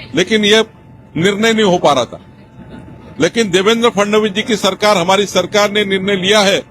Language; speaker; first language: Hindi; non-native, local second language; Marathi